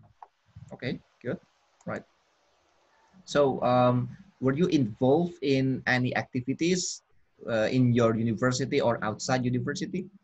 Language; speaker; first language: English; non-native, fluent; Indonesian